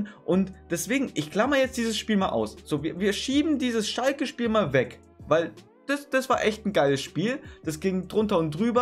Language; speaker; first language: German; native; German